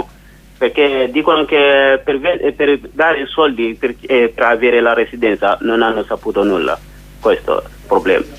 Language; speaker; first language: Italian; non-native, learner; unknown